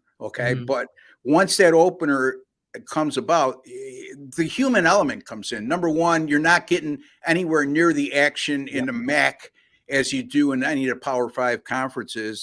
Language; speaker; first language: English; native; English